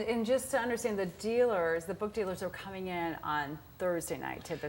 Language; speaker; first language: English; native; English